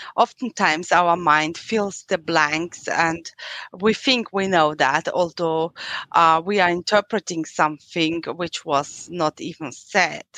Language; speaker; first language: English; non-native, fluent; German